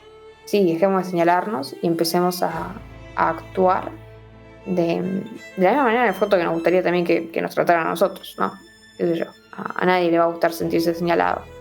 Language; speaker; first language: Spanish; native; Spanish